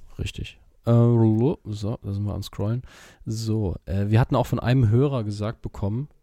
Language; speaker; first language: German; native; German